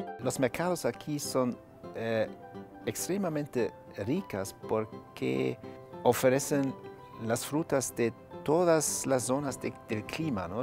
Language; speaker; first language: Spanish; non-native, fluent; German